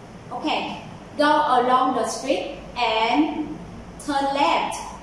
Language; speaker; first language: English; non-native, fluent; Vietnamese